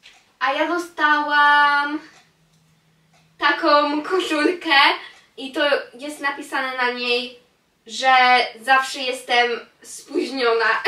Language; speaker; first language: Polish; early bilingual, heritage; Polish